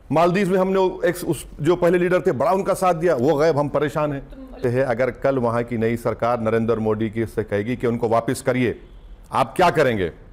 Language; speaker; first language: Hindi; non-native, local second language; Urdu